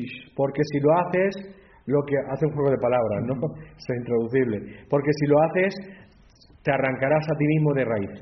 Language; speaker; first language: Spanish; native; Spanish